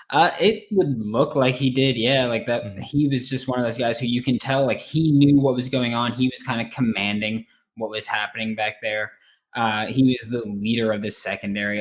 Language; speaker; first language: English; native; English